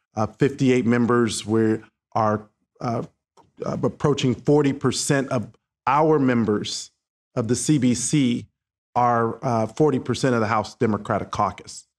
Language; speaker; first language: English; native; English